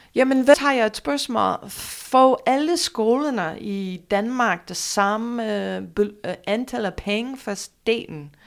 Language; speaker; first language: Danish; non-native, fluent; English